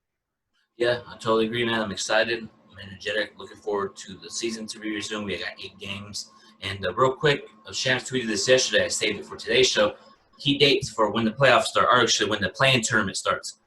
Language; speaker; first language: English; native; English